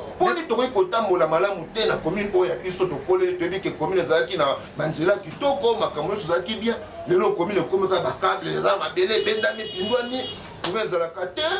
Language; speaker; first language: Lingala; native; Lingala